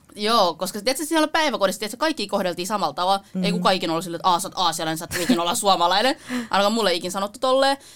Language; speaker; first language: Finnish; early bilingual, other home language; Vietnamese